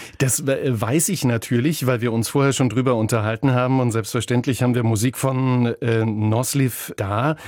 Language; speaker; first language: German; native; German